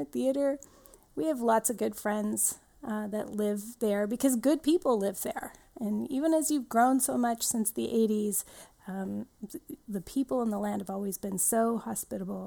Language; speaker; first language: English; native; English